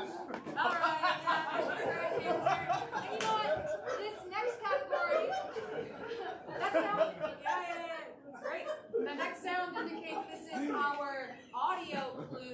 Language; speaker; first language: English; native; English